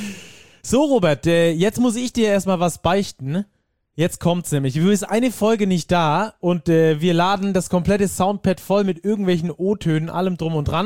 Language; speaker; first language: German; native; German